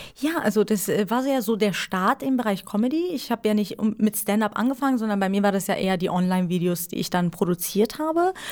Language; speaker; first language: German; early bilingual, other home language; Persian